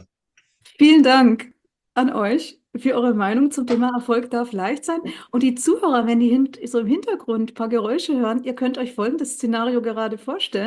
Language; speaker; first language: German; native; German